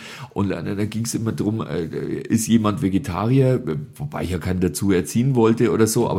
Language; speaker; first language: German; native; German